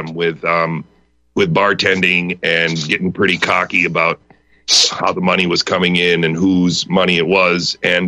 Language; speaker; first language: English; native; English